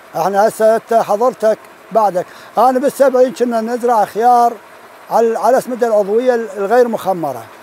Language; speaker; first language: Arabic; native; Arabic